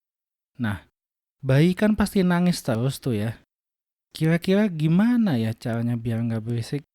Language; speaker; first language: Indonesian; native; Indonesian